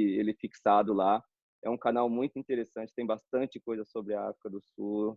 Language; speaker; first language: Portuguese; native; Portuguese